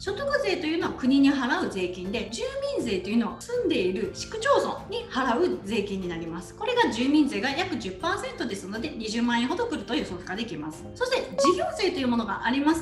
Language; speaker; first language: Japanese; native; Japanese